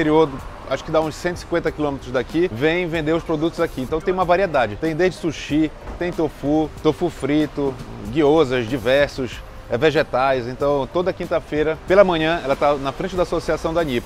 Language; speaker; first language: Portuguese; native; Portuguese